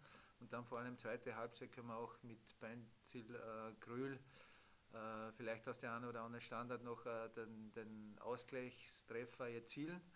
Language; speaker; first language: German; native; German